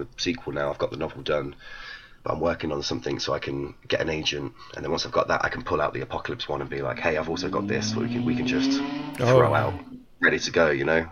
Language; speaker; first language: English; native; English